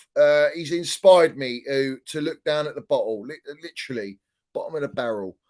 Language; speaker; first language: English; native; English